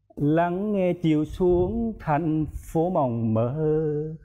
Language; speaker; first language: Vietnamese; native; Vietnamese